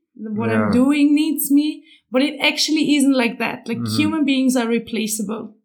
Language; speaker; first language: English; non-native, fluent; German